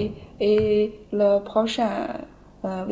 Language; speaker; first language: French; non-native, learner; Chinese